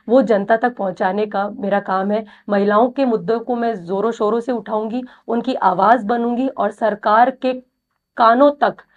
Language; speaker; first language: Hindi; native; Hindi